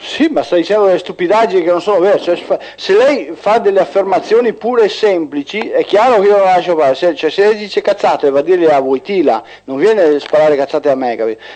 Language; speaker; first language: Italian; native; Italian